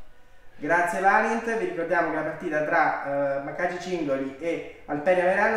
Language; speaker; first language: Italian; native; Italian